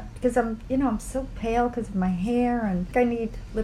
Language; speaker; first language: English; native; English